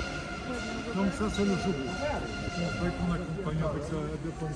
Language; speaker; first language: French; native; French